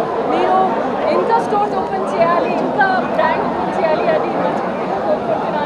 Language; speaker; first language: Telugu; non-native, fluent; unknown